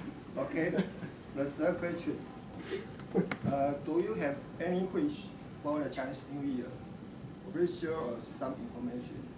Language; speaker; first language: English; non-native, learner; Chinese